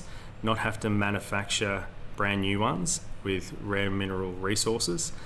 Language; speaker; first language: English; native; English